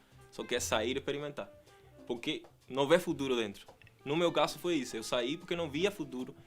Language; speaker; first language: Portuguese; non-native, fluent; Spanish